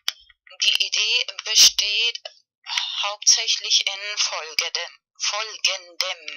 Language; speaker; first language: German; non-native, learner; Spanish